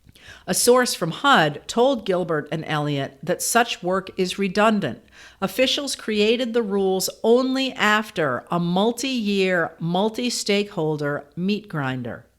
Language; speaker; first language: English; native; English